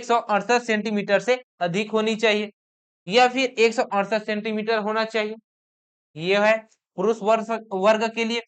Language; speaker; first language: Hindi; native; Hindi